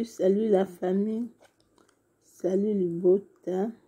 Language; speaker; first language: French; non-native, local second language; Lingala